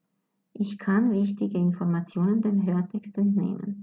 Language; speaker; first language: German; non-native, fluent; Croatian